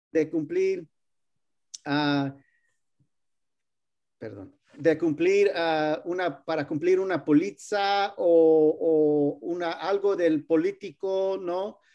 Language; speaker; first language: Spanish; early bilingual, heritage; Spanish